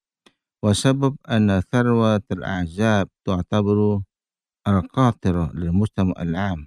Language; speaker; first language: Arabic; non-native, fluent; Indonesian